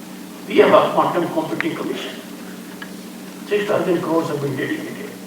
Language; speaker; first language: English; non-native, local second language; Hindi